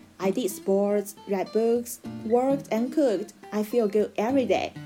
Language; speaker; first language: English; non-native, fluent; Chinese